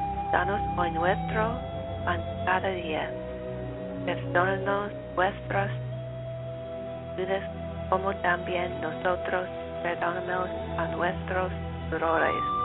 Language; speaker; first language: Spanish; non-native, learner; English